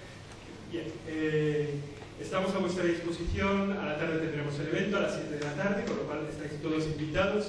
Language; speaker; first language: Spanish; native; Spanish